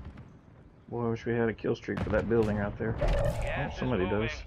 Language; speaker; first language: English; native; English